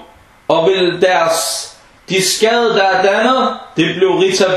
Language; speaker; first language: Danish; non-native, fluent; Arabic